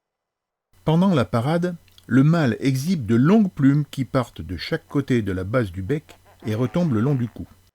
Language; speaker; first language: French; native; French